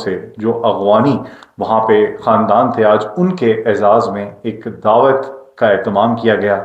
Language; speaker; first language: Urdu; non-native, local second language; Northern Hindko